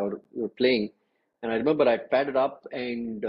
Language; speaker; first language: English; non-native, local second language; Kannada